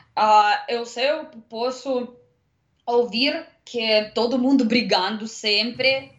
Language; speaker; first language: Portuguese; non-native, learner; Russian